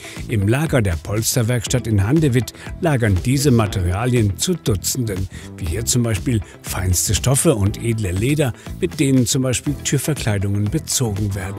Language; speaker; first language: German; native; German